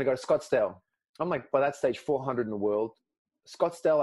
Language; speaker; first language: English; non-native, local second language; Greek